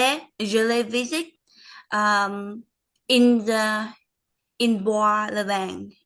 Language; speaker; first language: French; non-native, learner; Vietnamese